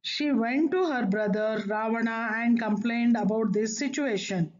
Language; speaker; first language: English; non-native, local second language; Kannada